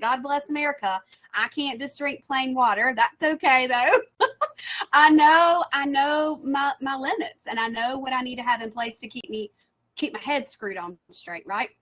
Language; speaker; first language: English; native; English